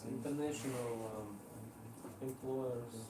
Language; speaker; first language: English; non-native, learner; Russian